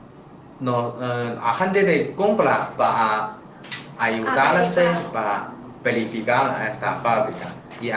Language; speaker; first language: Spanish; non-native, learner; Chinese